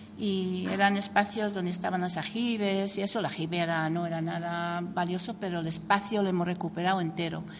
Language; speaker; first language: Spanish; non-native, fluent; English